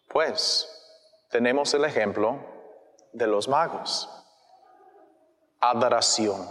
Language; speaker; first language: Spanish; non-native, learner; English